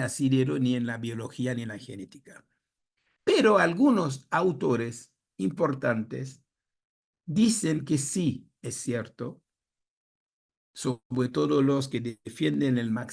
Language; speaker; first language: Spanish; non-native, fluent; Haitian Creole